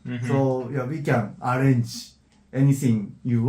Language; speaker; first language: English; non-native, learner; Japanese